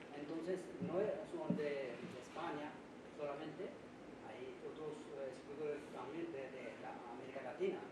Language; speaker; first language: Spanish; non-native, fluent; Hindi